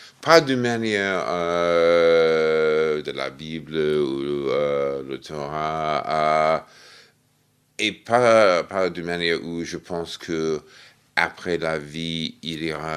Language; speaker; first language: French; non-native, fluent; English